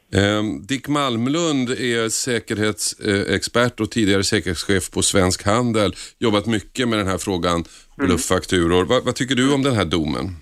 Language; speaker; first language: Swedish; native; Swedish